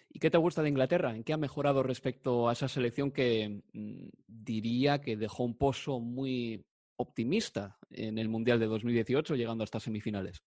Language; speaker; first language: Spanish; native; Spanish